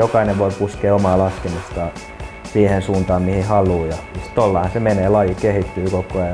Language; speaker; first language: Finnish; native; Finnish